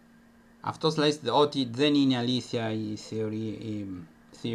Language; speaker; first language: Greek; non-native, fluent; Italian